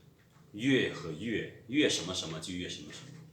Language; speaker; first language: Chinese; non-native, fluent; Lao